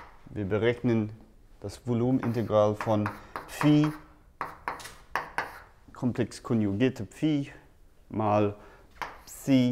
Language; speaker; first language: German; non-native, fluent; English